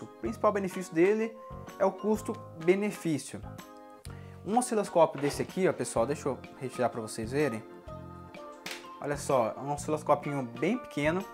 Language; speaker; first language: Portuguese; native; Portuguese